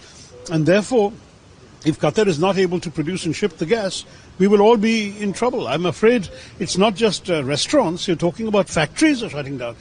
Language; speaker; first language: English; non-native, local second language; Malayalam